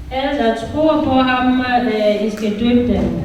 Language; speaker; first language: Danish; non-native, learner; Kinyarwanda